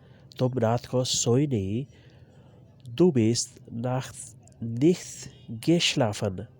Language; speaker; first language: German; non-native, learner; Urdu